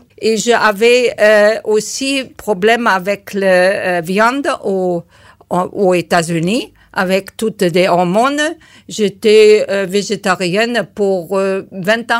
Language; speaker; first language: French; non-native, learner; German